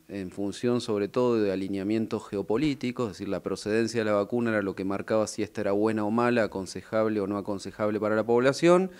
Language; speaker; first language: Spanish; native; Spanish